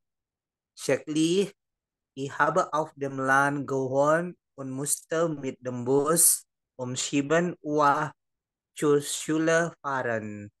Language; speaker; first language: German; non-native, learner; Indonesian